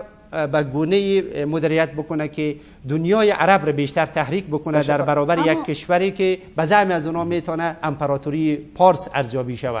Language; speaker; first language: Persian; native; Persian